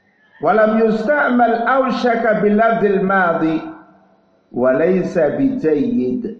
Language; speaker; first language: Arabic; non-native, fluent; Indonesian